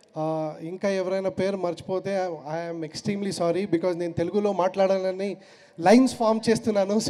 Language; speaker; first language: Telugu; non-native, learner; Kannada